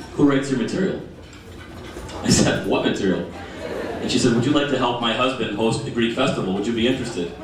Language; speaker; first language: English; early bilingual, other home language; Greek